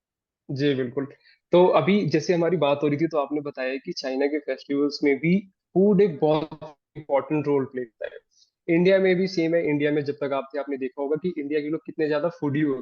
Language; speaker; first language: Hindi; native; Hindi